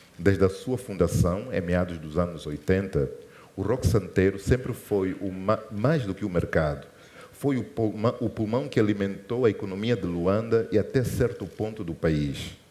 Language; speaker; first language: Portuguese; native; Portuguese